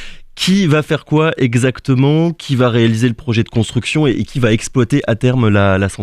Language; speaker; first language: French; native; French